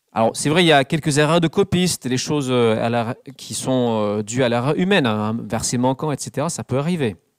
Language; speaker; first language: French; non-native, fluent; English